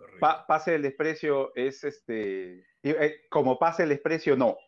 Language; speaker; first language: Spanish; native; Spanish